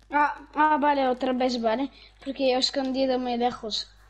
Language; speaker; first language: Spanish; non-native, learner; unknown